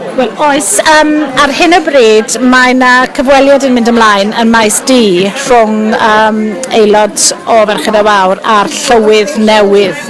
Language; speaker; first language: Welsh; native; Welsh